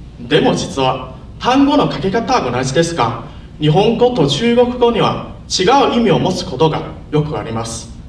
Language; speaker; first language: Japanese; non-native, learner; Chinese